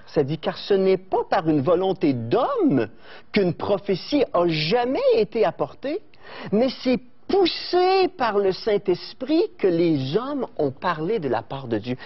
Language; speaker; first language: French; native; French